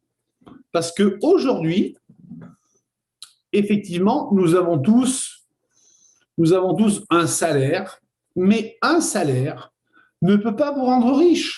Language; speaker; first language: French; native; French